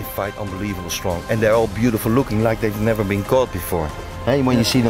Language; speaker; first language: English; non-native, fluent; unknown